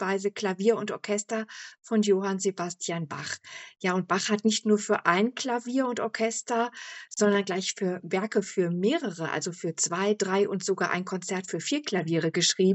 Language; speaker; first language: German; native; German